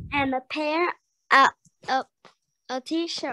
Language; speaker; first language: English; non-native, learner; Vietnamese